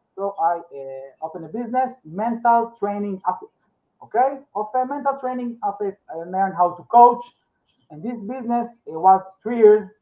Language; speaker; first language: English; non-native, learner; Hebrew